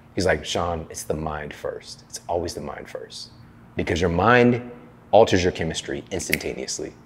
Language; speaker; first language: English; native; English